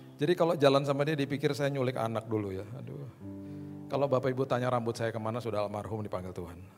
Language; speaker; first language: Indonesian; native; Indonesian